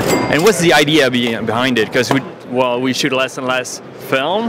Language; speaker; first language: English; non-native, fluent; French